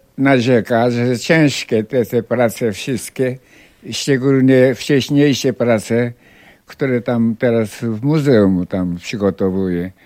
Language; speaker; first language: Polish; non-native, fluent; Japanese